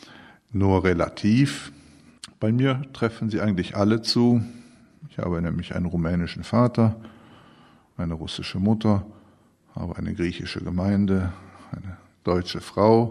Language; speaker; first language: German; early bilingual, other home language; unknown